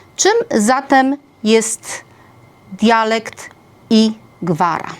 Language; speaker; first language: Polish; native; Polish